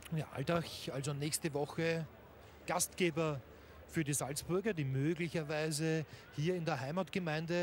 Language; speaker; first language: German; native; German